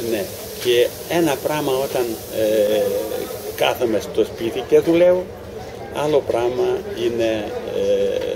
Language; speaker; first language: Greek; non-native, learner; Ukrainian